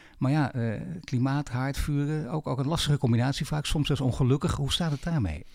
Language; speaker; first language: Dutch; native; Dutch